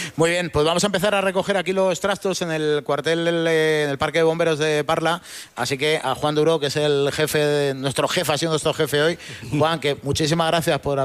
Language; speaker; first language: Spanish; native; Spanish